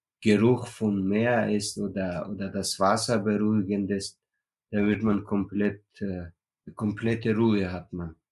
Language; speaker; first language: German; non-native, learner; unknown